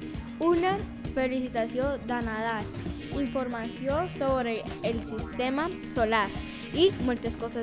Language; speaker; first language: Catalan; non-native, learner; Spanish